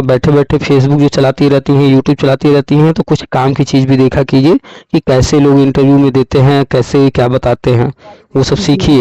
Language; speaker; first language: Hindi; native; Hindi